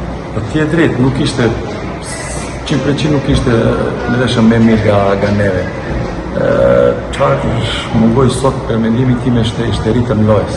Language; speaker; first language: Albanian; non-native, learner; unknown